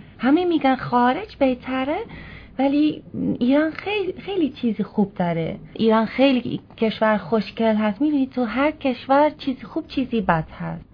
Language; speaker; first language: Persian; non-native, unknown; Dutch